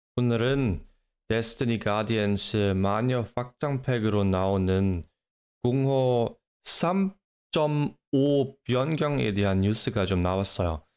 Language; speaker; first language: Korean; non-native, fluent; English